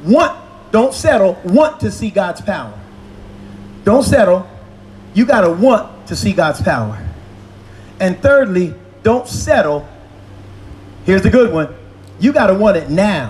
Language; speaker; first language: English; native; English